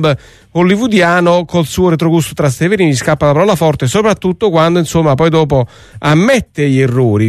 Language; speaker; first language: Italian; native; Italian